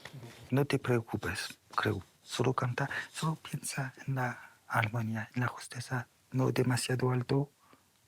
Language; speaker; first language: Spanish; non-native, learner; French